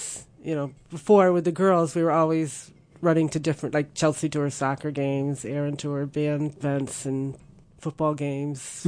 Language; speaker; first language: English; native; English